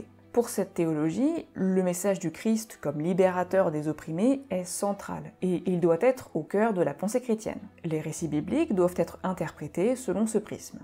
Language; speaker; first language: French; native; French